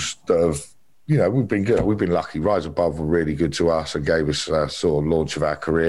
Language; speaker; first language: English; native; English